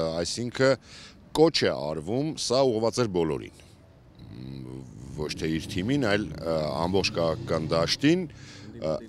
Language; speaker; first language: Armenian; native; Armenian